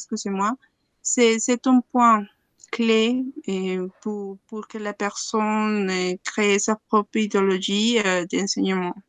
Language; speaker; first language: French; non-native, learner; Spanish